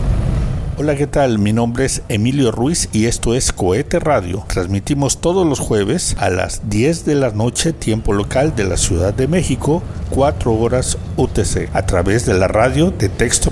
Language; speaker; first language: Spanish; native; Spanish